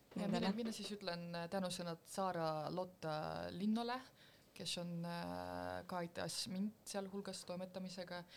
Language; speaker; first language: Estonian; non-native, local second language; Russian